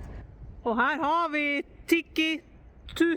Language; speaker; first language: Swedish; native; Swedish